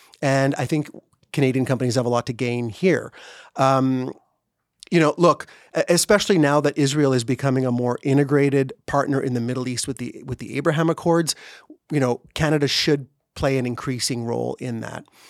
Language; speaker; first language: English; native; English